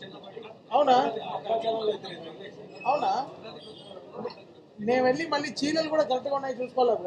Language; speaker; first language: Telugu; native; Telugu